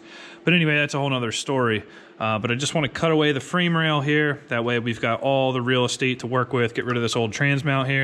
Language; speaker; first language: English; native; English